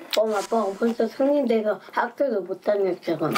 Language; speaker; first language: Korean; early bilingual, other home language; Mongolian